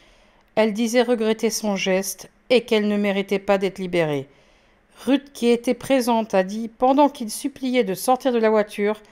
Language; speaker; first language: French; native; French